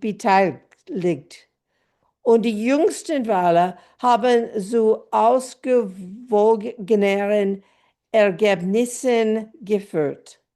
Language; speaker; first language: German; non-native, fluent; English